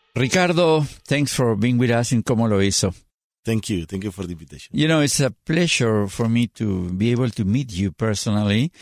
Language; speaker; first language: English; non-native, fluent; Spanish